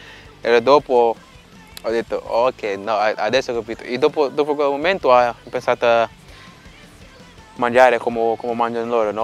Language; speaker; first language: Italian; non-native, fluent; Portuguese